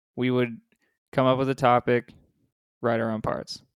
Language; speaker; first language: English; native; English